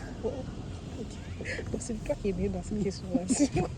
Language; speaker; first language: French; native; French